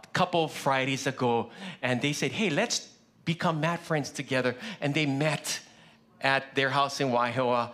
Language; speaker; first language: English; early bilingual, other home language; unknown